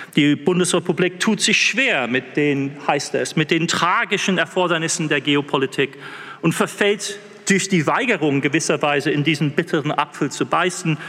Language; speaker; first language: German; non-native, fluent; English